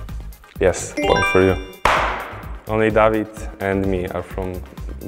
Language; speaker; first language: English; non-native, fluent; Polish